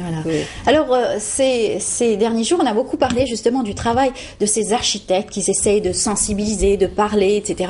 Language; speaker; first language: French; native; French